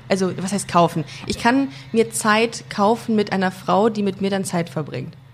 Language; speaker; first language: German; native; German